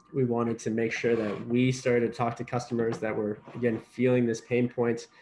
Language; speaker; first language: English; native; English